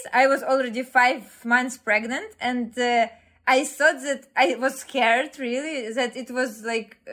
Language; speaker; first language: English; non-native, fluent; Ukrainian